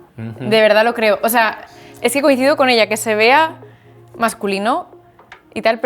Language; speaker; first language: Spanish; native; Spanish